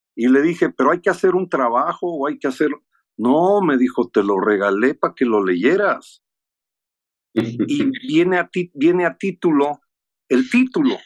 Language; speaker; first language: Spanish; early bilingual, heritage; Spanish